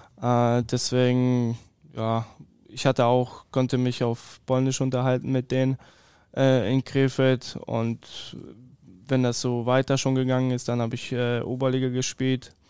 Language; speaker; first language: German; early bilingual, other home language; Polish